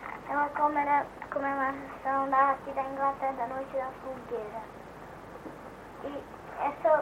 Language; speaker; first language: Portuguese; early bilingual, heritage; Portuguese